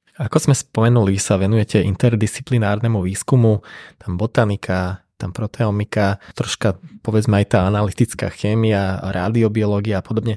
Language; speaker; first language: Slovak; native; Slovak